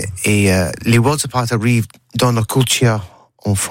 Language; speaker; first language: French; non-native, learner; English